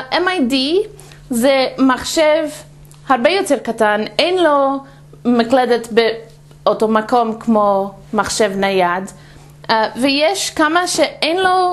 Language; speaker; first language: Hebrew; non-native, fluent; English